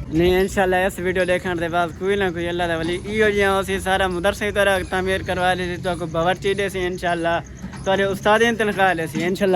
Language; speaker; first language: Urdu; non-native, local second language; Saraiki